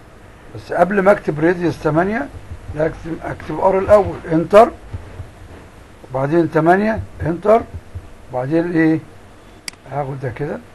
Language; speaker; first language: Arabic; native; Arabic